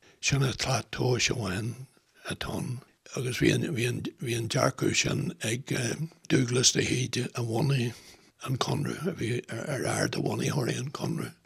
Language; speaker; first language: Irish; non-native, local second language; English